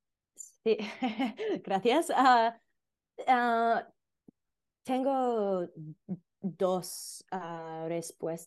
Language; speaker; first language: Spanish; non-native, learner; English